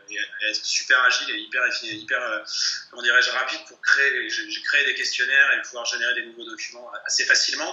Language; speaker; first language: French; native; French